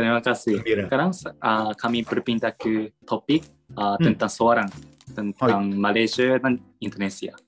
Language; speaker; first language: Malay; non-native, learner; Japanese